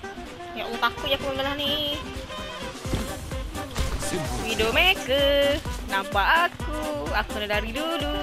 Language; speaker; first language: Malay; native; Malay